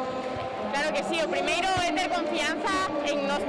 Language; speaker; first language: Galician; native; Galician